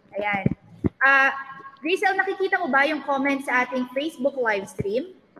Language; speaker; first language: Filipino; non-native, local second language; Pampanga